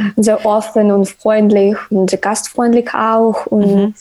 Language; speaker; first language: German; non-native, learner; Ukrainian